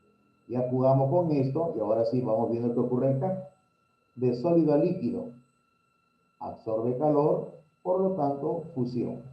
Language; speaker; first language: Spanish; native; Spanish